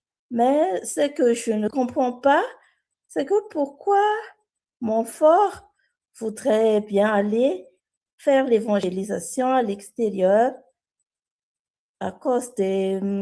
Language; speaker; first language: French; non-native, local second language; Malagasy